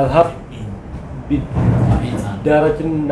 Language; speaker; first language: Arabic; non-native, learner; Indonesian